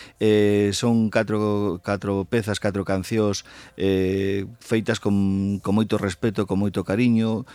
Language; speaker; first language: Galician; native; Galician